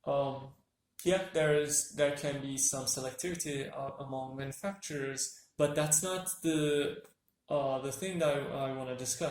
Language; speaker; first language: English; non-native, fluent; Turkish